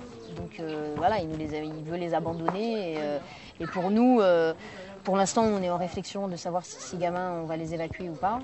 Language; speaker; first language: French; native; French